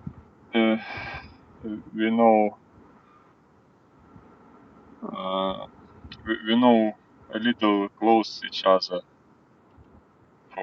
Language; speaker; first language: English; non-native, learner; Ukrainian